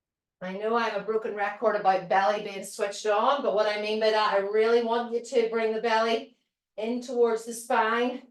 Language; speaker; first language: English; native; English